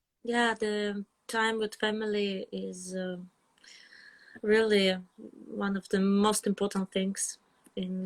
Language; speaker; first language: English; non-native, fluent; Russian